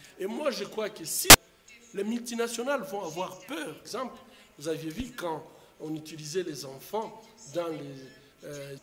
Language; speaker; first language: French; non-native, local second language; Swahili